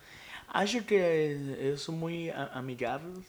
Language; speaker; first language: Portuguese; non-native, fluent; Spanish